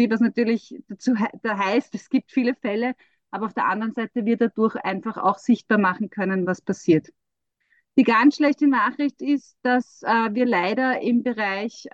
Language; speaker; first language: German; native; German